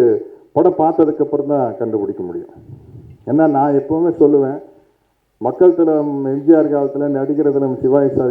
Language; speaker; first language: Tamil; native; Tamil